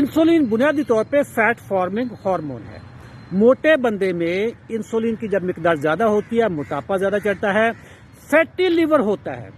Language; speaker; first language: Urdu; native; Urdu